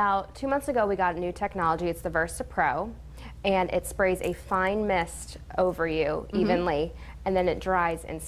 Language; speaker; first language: English; native; English